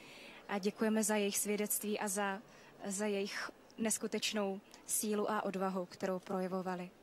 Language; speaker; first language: Czech; native; Czech